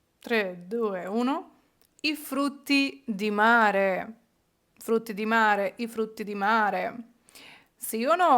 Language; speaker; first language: Italian; non-native, fluent; Ukrainian